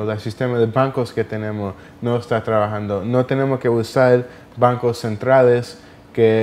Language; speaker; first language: Spanish; early bilingual, heritage; Spanish